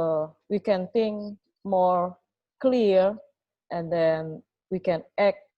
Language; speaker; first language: English; non-native, fluent; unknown